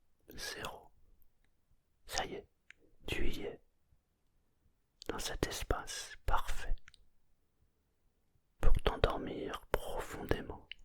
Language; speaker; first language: French; native; French